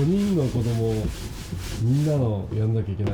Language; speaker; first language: Japanese; native; Japanese